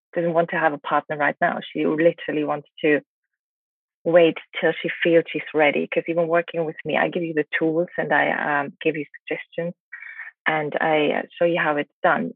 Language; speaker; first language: English; non-native, fluent; German